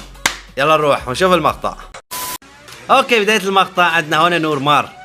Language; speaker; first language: Arabic; native; Arabic